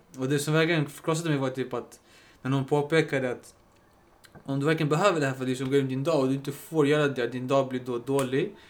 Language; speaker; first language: Swedish; early bilingual, other home language; Spanish